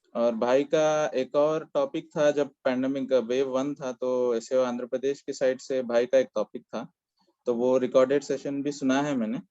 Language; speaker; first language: Hindi; non-native, local second language; Telugu